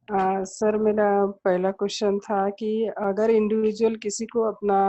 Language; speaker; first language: Hindi; non-native, local second language; Marathi